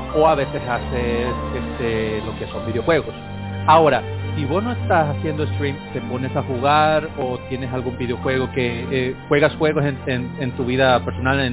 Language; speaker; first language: Spanish; native; Spanish